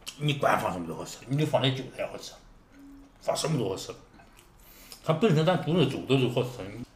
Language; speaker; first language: Chinese; native; Chinese